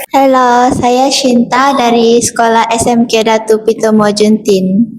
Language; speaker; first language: Malay; native; Malay